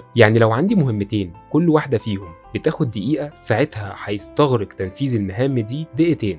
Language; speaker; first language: Arabic; native; Arabic